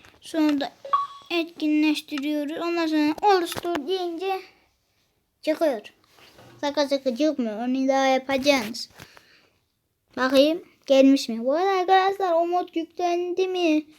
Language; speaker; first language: Turkish; native; Turkish